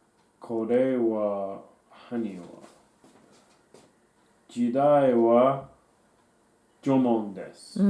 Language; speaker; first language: Japanese; non-native, learner; English